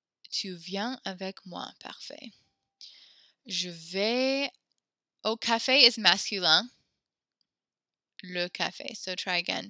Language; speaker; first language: French; non-native, fluent; English